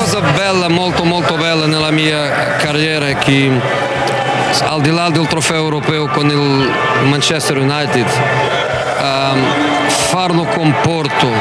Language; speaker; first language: Italian; non-native, fluent; Portuguese